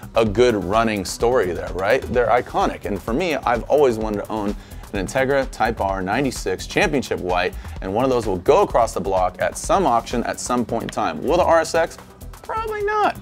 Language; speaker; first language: English; native; English